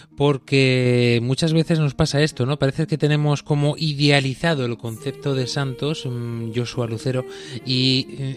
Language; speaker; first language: Spanish; native; Spanish